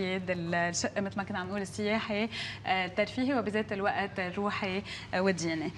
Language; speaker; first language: Arabic; native; Arabic